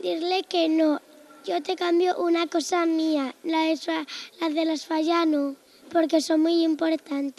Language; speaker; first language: Spanish; non-native, local second language; Catalan